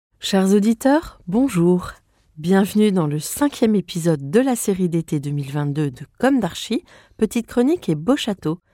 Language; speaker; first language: French; native; French